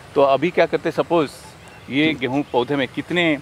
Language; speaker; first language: Hindi; non-native, local second language; Odia